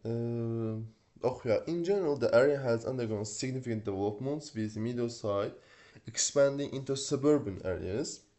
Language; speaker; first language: English; non-native, fluent; Azerbaijani